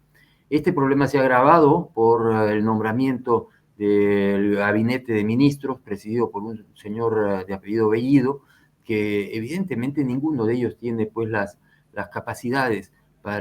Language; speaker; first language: Spanish; native; Spanish